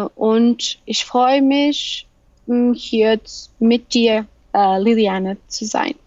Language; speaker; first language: German; non-native, learner; Portuguese